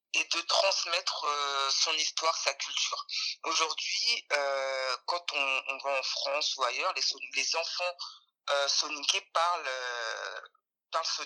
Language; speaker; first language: French; native; French